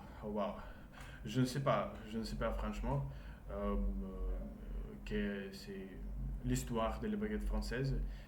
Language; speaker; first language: French; non-native, learner; Russian